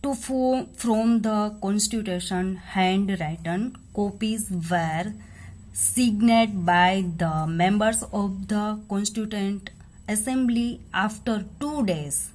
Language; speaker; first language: English; non-native, local second language; Gujarati